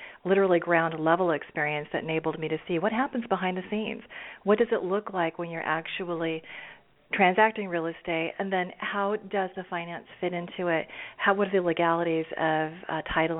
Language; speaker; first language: English; native; English